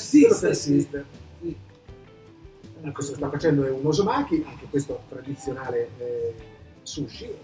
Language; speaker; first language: Italian; native; Italian